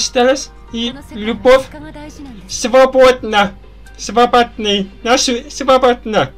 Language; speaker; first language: Russian; non-native, learner; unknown